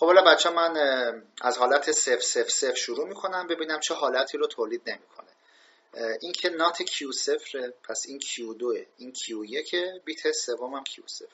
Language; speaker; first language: Persian; native; Persian